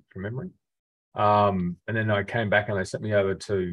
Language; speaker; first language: English; native; English